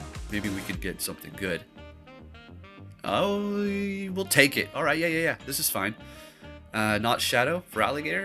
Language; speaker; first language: English; native; English